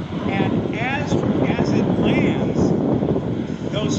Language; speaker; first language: English; native; English